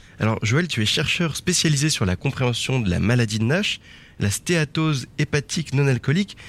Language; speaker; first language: French; native; French